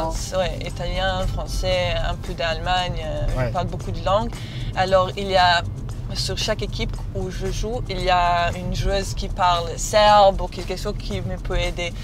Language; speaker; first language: French; non-native, learner; Serbian